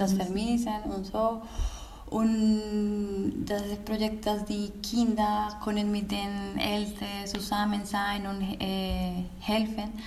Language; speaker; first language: German; non-native, learner; Spanish